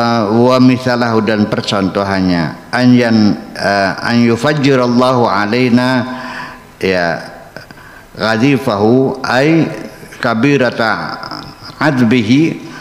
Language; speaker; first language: Indonesian; native; Indonesian